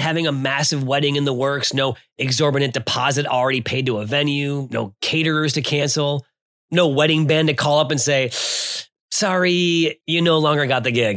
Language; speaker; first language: English; native; English